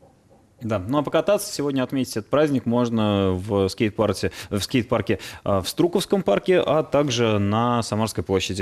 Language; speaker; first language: Russian; native; Russian